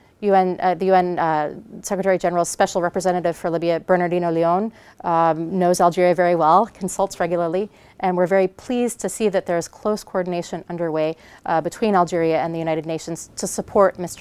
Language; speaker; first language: English; native; English